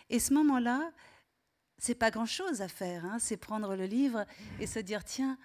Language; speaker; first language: French; native; French